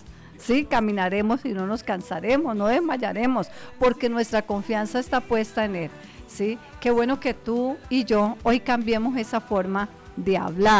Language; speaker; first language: Spanish; native; Spanish